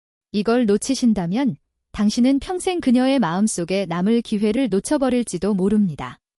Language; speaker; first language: Korean; native; Korean